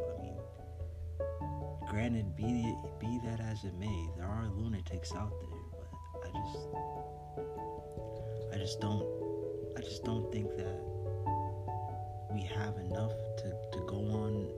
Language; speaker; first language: English; native; English